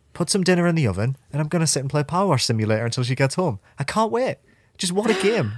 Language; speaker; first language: English; native; English